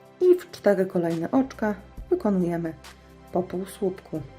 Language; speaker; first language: Polish; native; Polish